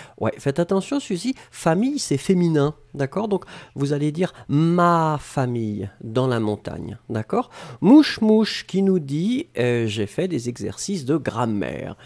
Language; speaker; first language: French; native; French